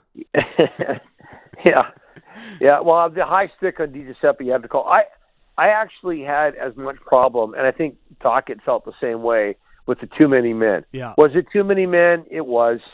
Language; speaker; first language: English; native; English